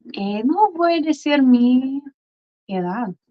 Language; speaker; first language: Spanish; non-native, fluent; English